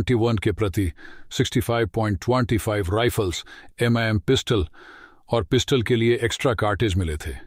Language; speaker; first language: Hindi; native; Hindi